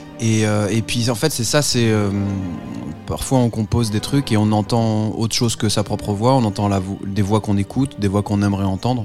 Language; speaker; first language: French; native; French